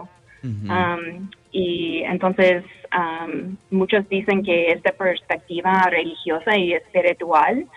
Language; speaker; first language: Spanish; non-native, fluent; English